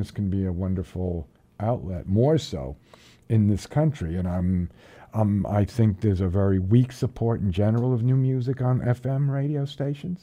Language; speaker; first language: English; native; English